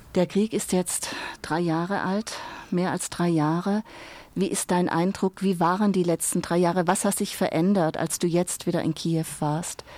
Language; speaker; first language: German; native; German